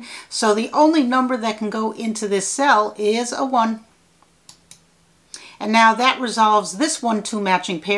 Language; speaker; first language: English; native; English